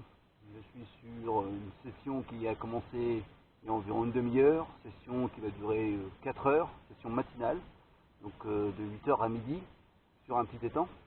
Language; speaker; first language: French; native; French